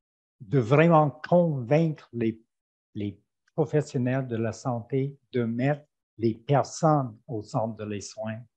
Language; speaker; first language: French; non-native, fluent; English